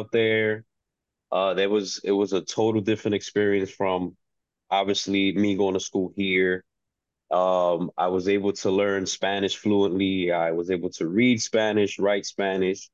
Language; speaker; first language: English; early bilingual, other home language; Spanish